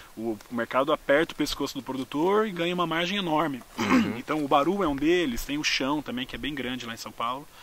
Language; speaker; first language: Portuguese; native; Portuguese